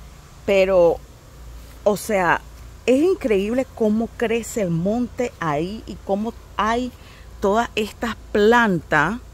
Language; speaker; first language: Spanish; native; Spanish